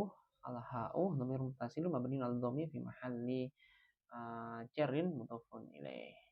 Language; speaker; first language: Arabic; non-native, fluent; Indonesian